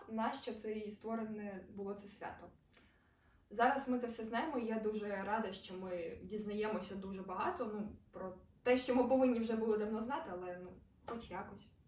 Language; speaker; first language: Ukrainian; non-native, local second language; Russian